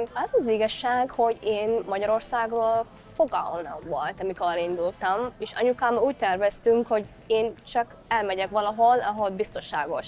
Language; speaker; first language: Hungarian; non-native, fluent; Somali